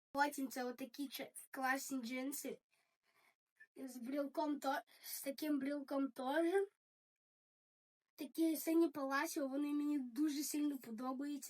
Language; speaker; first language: Ukrainian; early bilingual, heritage; Ukrainian